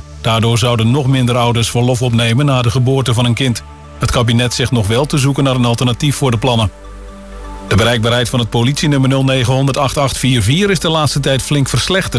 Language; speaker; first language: Dutch; native; Dutch